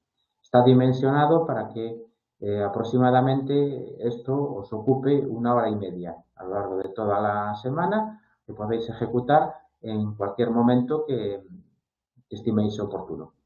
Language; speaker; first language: Spanish; native; Spanish